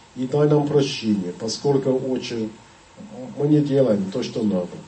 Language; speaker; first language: Russian; non-native, fluent; English